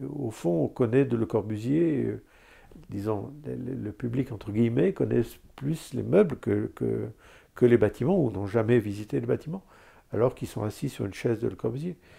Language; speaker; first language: French; native; French